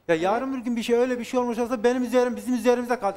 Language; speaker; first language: Turkish; native; Turkish